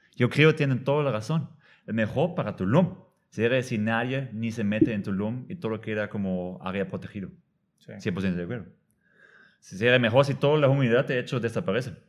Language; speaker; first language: Spanish; non-native, fluent; German